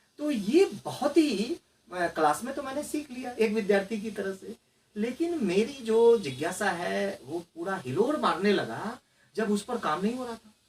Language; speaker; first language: Hindi; non-native, local second language; Maithili